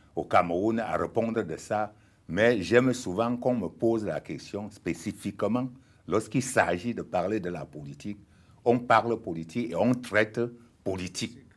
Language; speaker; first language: French; non-native, local second language; Ghomala